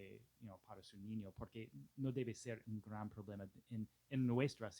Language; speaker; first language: Spanish; non-native, fluent; English